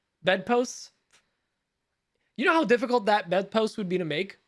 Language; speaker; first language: English; native; English